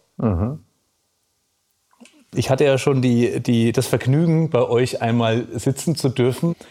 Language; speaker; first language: German; native; German